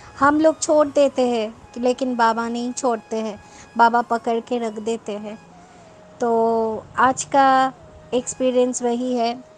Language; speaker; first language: Hindi; non-native, local second language; Bangla